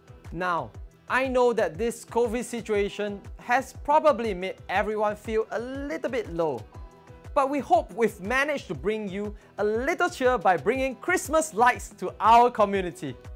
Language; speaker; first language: English; non-native, local second language; Chinese